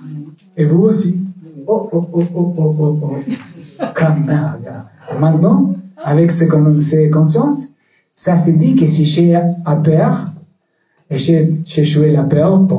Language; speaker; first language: French; non-native, learner; Spanish